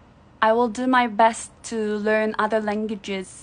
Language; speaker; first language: English; non-native, fluent; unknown